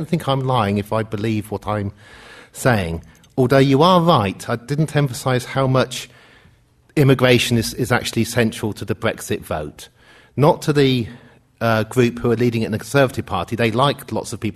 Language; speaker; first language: English; native; English